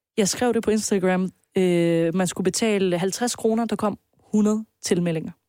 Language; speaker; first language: Danish; early bilingual, other home language; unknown